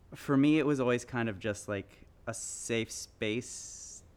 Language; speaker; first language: English; native; English